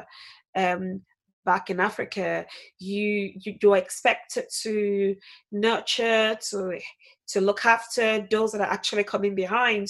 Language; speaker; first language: English; non-native, local second language; Yoruba